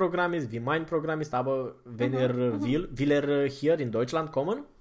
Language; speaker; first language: German; non-native, fluent; Romanian